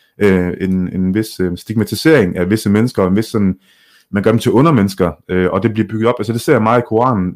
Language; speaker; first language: Danish; early bilingual, other home language; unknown